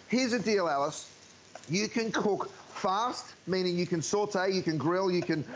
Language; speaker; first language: English; native; English